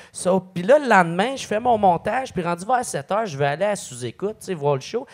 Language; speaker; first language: French; native; French